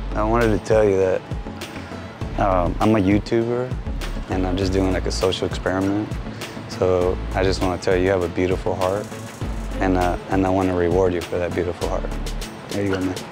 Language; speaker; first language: English; early bilingual, other home language; Spanish